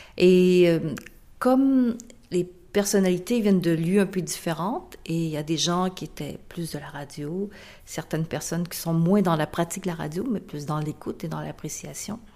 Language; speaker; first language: French; native; French